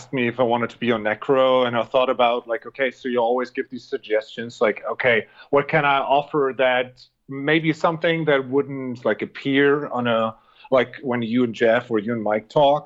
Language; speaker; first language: English; non-native, fluent; German